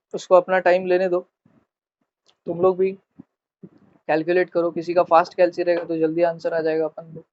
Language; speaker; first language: Hindi; non-native, local second language; Marathi